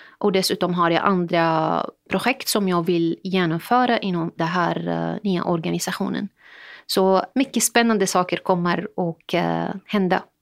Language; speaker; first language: Swedish; non-native, fluent; Arabic